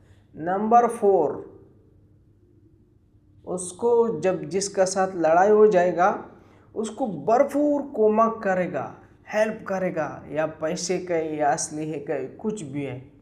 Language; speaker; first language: Hindi; non-native, local second language; Pashto